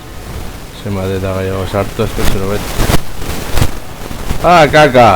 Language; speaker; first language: Basque; native; Basque